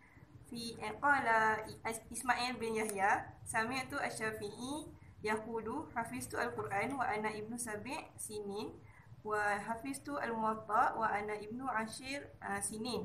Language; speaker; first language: Arabic; non-native, learner; Malay